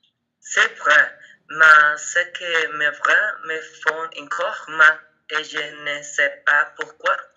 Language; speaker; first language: French; non-native, learner; Spanish